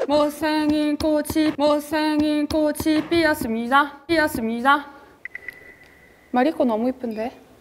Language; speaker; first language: Korean; non-native, fluent; French